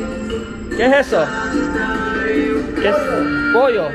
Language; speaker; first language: Spanish; non-native, learner; English